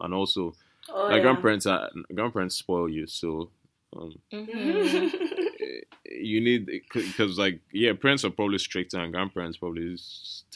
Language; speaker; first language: English; non-native, local second language; Yoruba